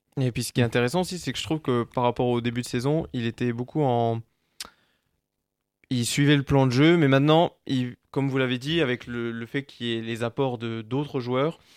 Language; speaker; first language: French; native; French